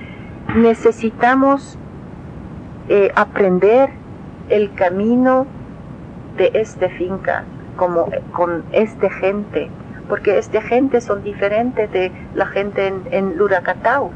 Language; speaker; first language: Spanish; non-native, learner; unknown